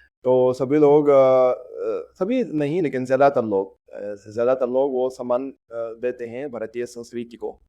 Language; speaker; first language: Hindi; non-native, fluent; Russian